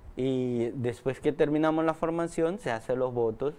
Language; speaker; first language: Spanish; native; Spanish